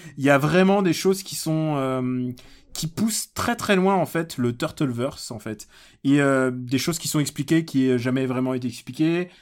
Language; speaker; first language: French; early bilingual, other home language; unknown